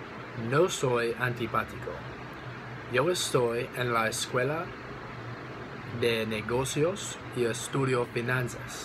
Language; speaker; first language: Spanish; non-native, learner; English